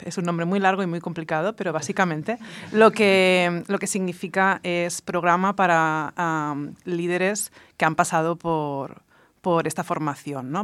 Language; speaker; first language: Spanish; native; Spanish